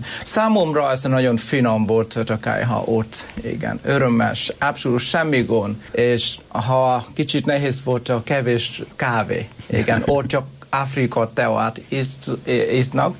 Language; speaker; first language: Hungarian; non-native, fluent; Vietnamese